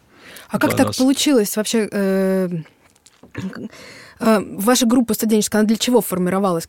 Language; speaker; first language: Russian; native; Russian